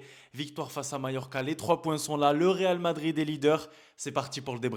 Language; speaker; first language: French; native; French